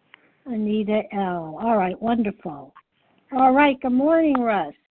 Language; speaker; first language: English; native; English